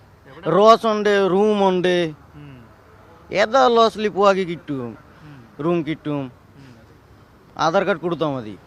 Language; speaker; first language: Malayalam; non-native, learner; Assamese